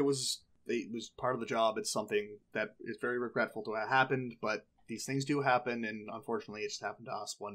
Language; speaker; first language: English; native; English